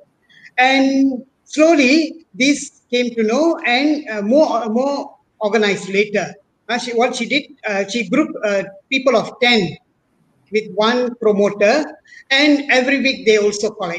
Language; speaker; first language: English; non-native, local second language; Tamil